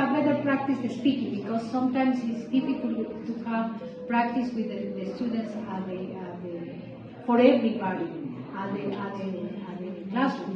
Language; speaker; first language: English; non-native, fluent; Spanish